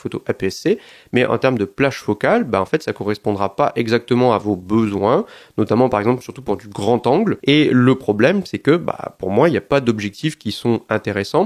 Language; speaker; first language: French; native; French